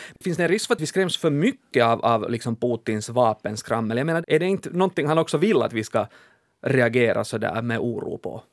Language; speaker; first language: Swedish; native; Swedish